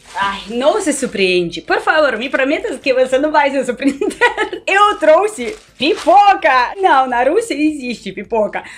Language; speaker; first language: Portuguese; non-native, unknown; Russian